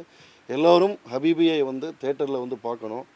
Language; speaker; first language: Tamil; native; Tamil